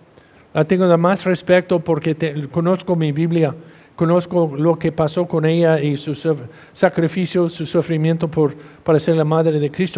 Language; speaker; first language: Spanish; non-native, fluent; English